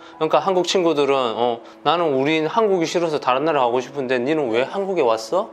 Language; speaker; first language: Korean; native; Korean